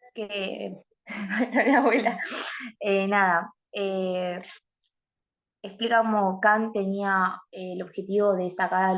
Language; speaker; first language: Spanish; native; Spanish